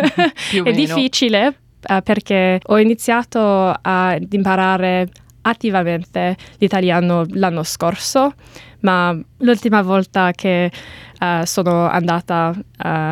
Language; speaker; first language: Italian; non-native, learner; English